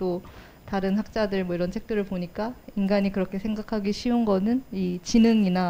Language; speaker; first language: Korean; native; Korean